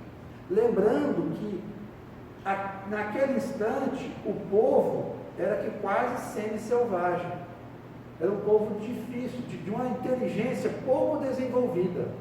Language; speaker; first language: Portuguese; native; Portuguese